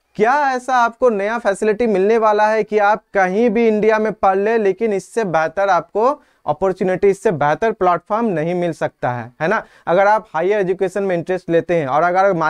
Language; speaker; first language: Hindi; native; Hindi